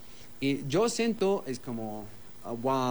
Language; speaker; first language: Spanish; non-native, learner; Arabic